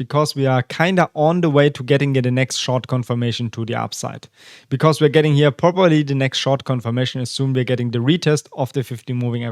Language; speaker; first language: English; non-native, fluent; German